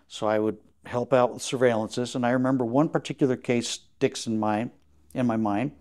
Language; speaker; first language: English; native; English